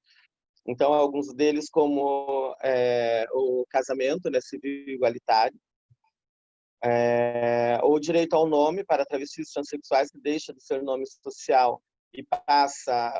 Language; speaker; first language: Portuguese; native; Portuguese